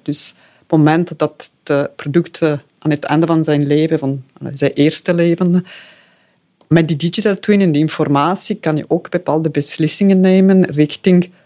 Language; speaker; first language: Dutch; non-native, fluent; Italian